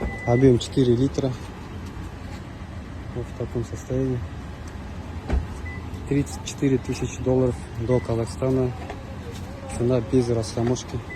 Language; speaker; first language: Russian; non-native, local second language; Kazakh